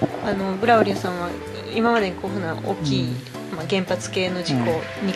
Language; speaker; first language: Japanese; native; Japanese